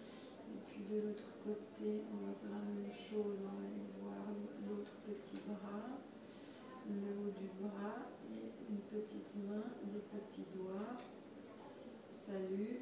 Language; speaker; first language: French; native; French